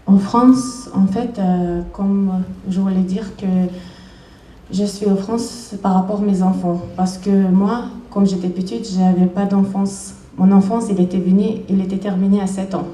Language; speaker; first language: French; non-native, learner; Chechen